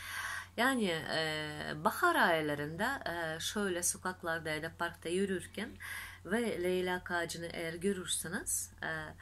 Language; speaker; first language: Turkish; non-native, fluent; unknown